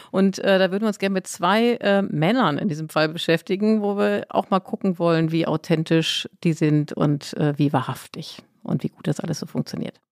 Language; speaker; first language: German; native; German